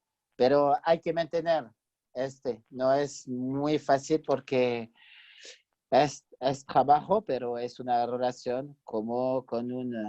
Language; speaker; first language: Spanish; non-native, fluent; French